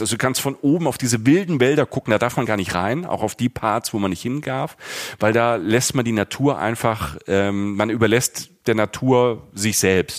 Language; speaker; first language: German; native; German